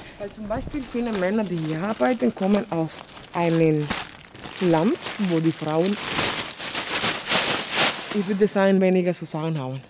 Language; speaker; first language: German; non-native, fluent; Spanish